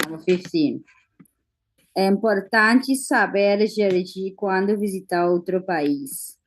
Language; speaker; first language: Portuguese; non-native, fluent; English